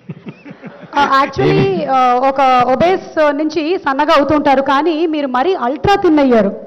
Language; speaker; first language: Telugu; native; Telugu